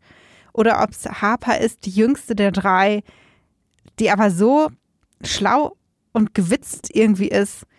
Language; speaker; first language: German; native; German